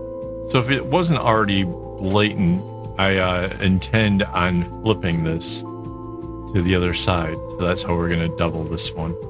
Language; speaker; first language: English; native; English